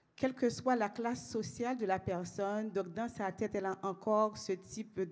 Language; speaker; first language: French; native; French